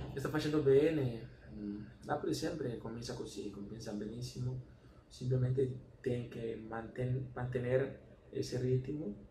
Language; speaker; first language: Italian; non-native, learner; Spanish